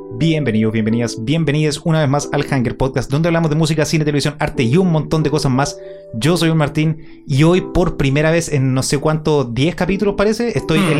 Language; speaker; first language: Spanish; native; Spanish